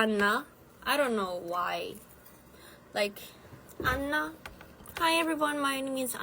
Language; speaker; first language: English; non-native, fluent; Italian